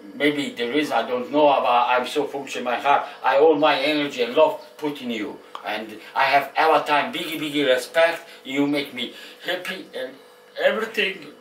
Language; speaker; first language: English; non-native, learner; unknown